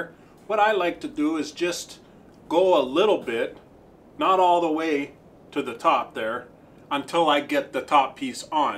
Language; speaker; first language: English; native; English